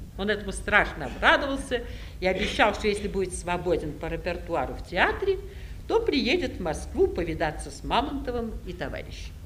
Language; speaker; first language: Russian; native; Russian